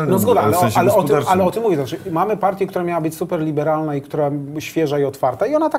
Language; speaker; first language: Polish; native; Polish